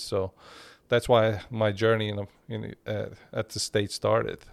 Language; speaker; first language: English; non-native, fluent; Turkish